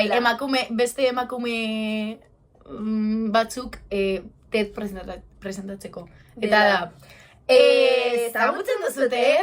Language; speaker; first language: Basque; non-native, local second language; Spanish